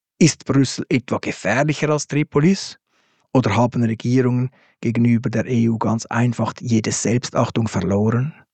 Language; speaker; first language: German; native; German